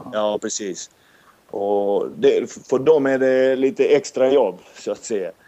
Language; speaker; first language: Swedish; non-native, fluent; Serbian